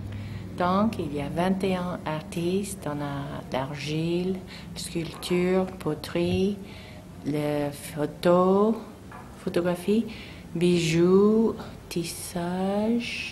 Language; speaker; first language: French; non-native, learner; English